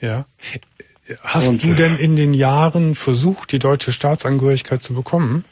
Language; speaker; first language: German; native; German